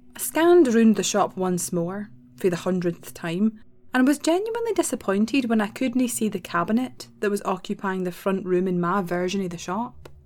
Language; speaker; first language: English; native; English